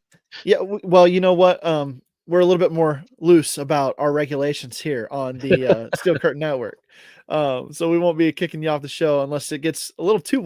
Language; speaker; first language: English; native; English